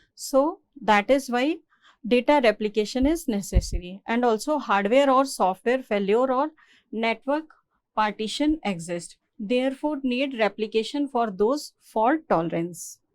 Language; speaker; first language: English; non-native, local second language; Hindi